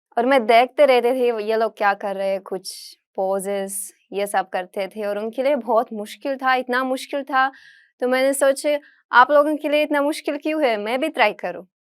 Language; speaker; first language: Hindi; non-native, fluent; Russian